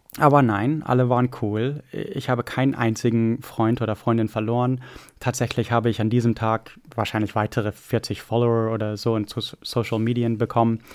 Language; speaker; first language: German; non-native, fluent; English